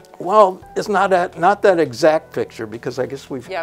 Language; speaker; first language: English; native; English